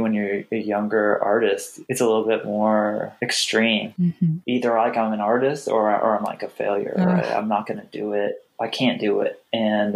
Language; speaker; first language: English; native; English